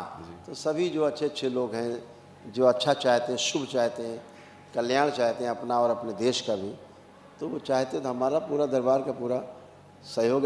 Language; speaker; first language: Hindi; native; Hindi